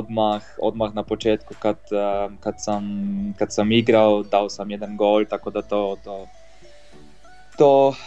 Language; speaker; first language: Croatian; non-native, fluent; Polish